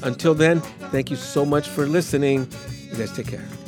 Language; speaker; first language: English; native; English